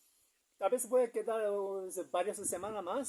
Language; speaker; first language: Spanish; non-native, learner; Korean